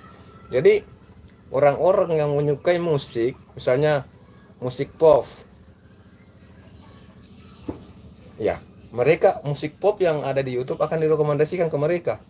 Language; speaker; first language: Indonesian; native; Indonesian